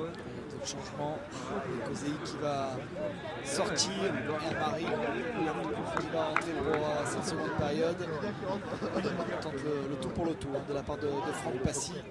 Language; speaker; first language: French; native; French